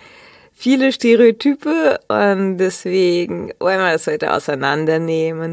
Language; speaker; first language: German; early bilingual, other home language; Russian